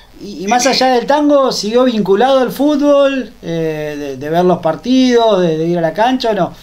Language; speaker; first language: Spanish; native; Spanish